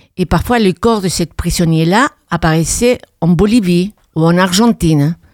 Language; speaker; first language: French; non-native, fluent; Spanish